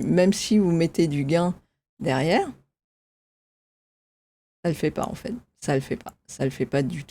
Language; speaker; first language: French; native; French